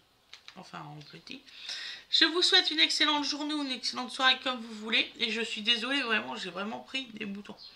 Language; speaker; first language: French; native; French